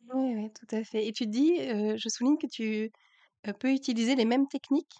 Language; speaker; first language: French; native; French